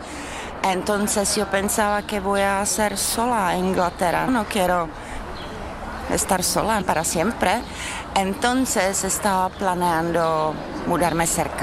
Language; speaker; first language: Spanish; non-native, fluent; Czech